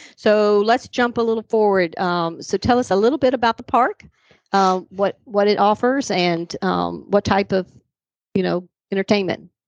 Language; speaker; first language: English; native; English